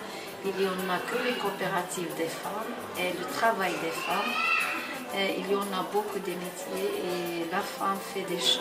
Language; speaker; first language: French; non-native, local second language; Arabic